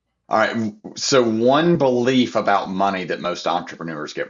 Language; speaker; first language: English; native; English